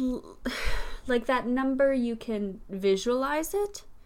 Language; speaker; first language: English; native; English